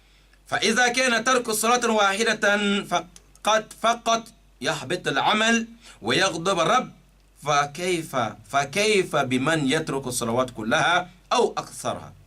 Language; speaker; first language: Arabic; non-native, fluent; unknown